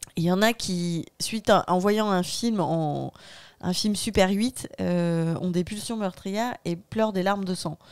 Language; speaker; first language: French; native; French